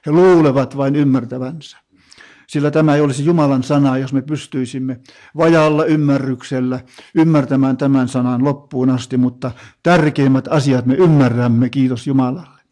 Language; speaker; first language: Finnish; native; Finnish